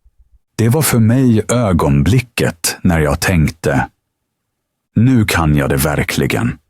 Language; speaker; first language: Swedish; non-native, fluent; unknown